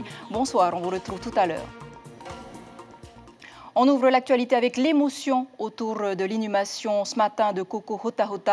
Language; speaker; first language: French; native; French